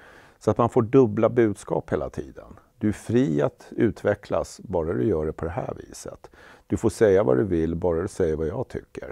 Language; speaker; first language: Swedish; native; Swedish